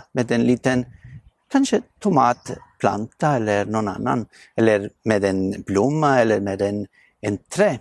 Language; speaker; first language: Swedish; non-native, fluent; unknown